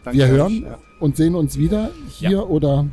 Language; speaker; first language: German; native; German